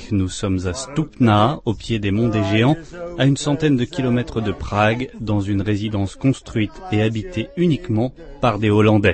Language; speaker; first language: French; native; French